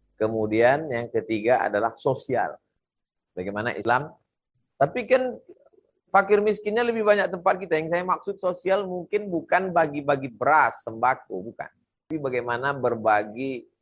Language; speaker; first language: Indonesian; native; Indonesian